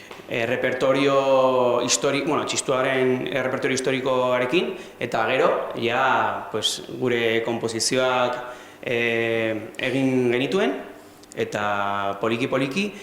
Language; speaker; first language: Basque; non-native, local second language; Spanish